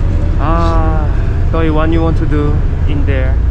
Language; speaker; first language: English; non-native, learner; Korean